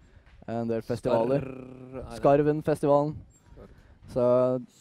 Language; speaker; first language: Norwegian; native; Norwegian